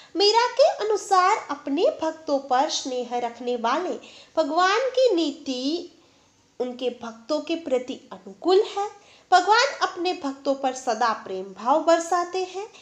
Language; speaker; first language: Hindi; non-native, local second language; Gujarati